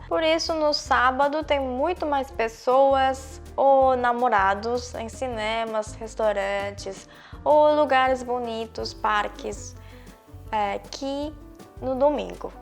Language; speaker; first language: Portuguese; non-native, fluent; Korean